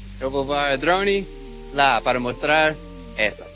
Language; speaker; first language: Portuguese; non-native, fluent; English